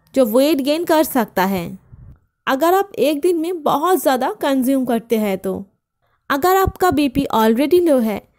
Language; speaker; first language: Hindi; non-native, local second language; Bangla